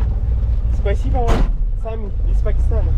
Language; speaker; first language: Russian; non-native, learner; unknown